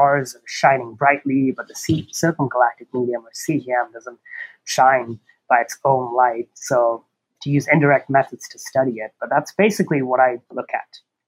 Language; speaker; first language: English; non-native, local second language; Bangla